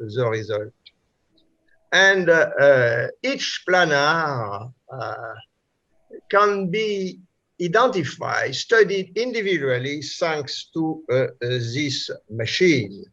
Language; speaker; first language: English; non-native, fluent; French